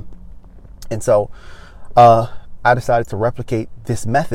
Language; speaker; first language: English; native; English